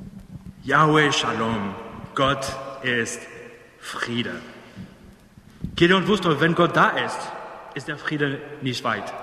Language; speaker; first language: German; non-native, fluent; English